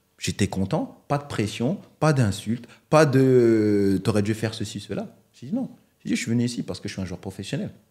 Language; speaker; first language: French; native; French